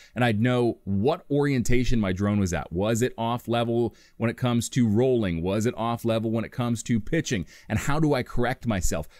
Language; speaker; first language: English; native; English